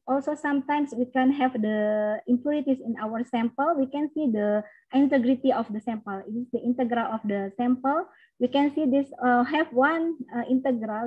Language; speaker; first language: English; non-native, learner; Indonesian